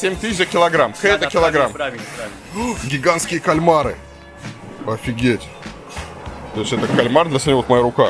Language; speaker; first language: Russian; native; Russian